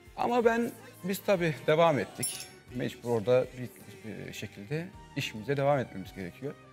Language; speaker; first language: Turkish; early bilingual, heritage; Turkish